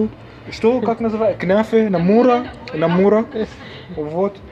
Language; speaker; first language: Russian; non-native, learner; Arabic